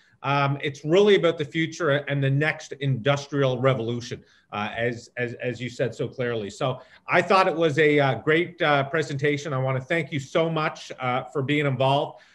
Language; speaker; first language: English; native; English